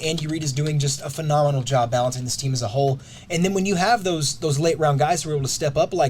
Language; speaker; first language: English; native; English